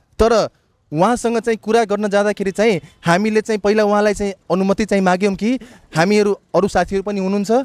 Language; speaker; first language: Nepali; non-native, local second language; Maithili